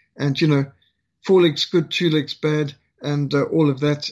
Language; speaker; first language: English; native; English